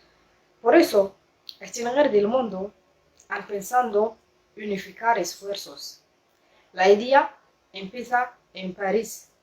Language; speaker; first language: Spanish; non-native, learner; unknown